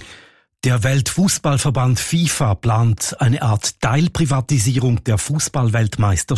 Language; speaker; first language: German; native; German